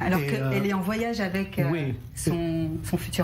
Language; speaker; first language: French; native; French